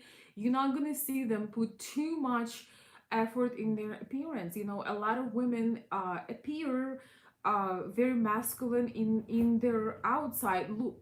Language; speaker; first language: English; non-native, fluent; Russian